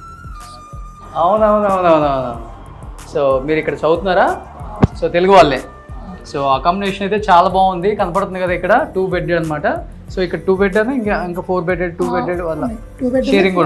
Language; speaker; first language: Telugu; native; Telugu